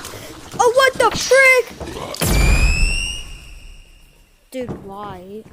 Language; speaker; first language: English; native; English